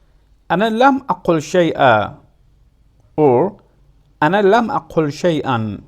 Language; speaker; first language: Arabic; non-native, fluent; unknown